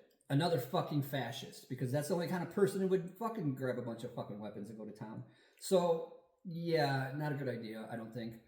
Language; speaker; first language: English; native; English